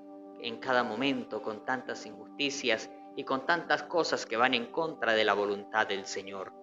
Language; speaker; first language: Spanish; native; Spanish